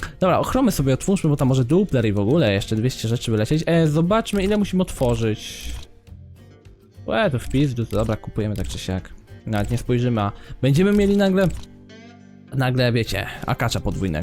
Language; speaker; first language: Polish; native; Polish